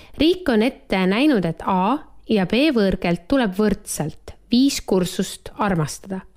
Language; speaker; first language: Estonian; native; Estonian